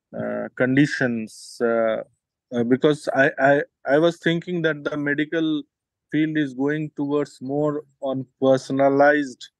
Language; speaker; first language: English; non-native, local second language; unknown